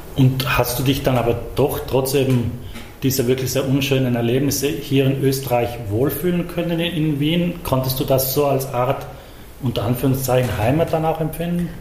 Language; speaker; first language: German; native; German